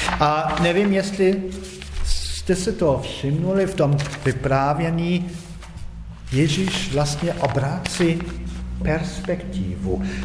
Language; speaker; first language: Czech; non-native, fluent; German